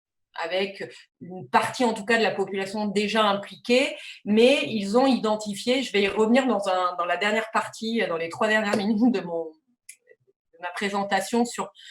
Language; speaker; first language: French; native; French